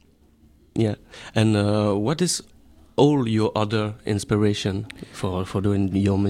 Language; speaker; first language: English; non-native, learner; French